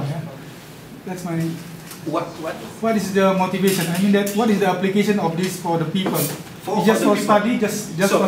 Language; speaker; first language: English; non-native, learner; Indonesian